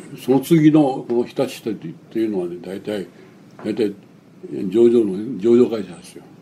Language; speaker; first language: Japanese; non-native, local second language; Chinese